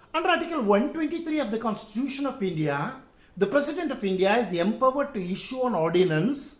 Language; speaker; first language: English; non-native, local second language; Kannada